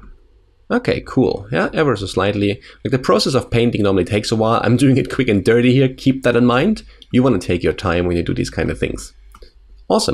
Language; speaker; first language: English; non-native, fluent; German